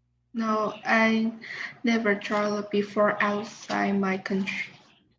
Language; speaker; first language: English; non-native, learner; Vietnamese